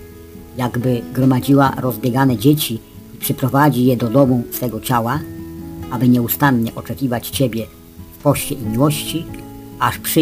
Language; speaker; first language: Polish; native; Polish